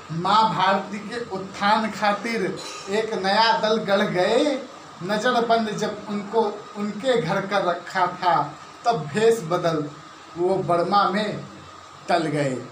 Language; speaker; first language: Hindi; native; Hindi